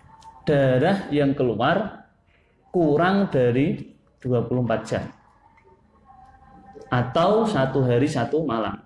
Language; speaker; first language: Indonesian; non-native, local second language; Javanese